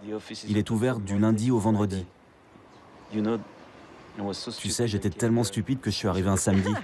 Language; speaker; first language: French; native; French